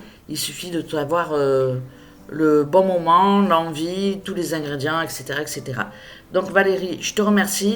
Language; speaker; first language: French; native; French